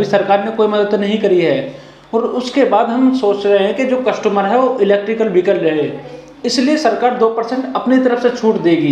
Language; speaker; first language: Hindi; native; Hindi